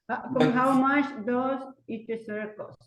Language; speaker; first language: English; non-native, learner; Spanish